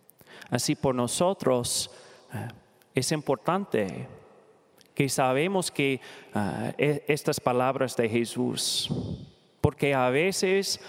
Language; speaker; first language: Spanish; non-native, learner; English